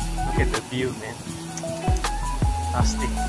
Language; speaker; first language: English; non-native, local second language; Malay